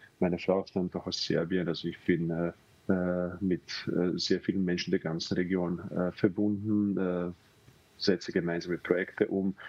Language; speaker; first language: German; non-native, fluent; Bosnian